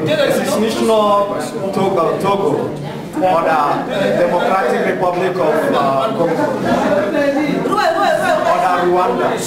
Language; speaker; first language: German; non-native, learner; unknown